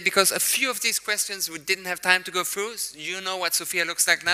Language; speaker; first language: English; non-native, fluent; Swedish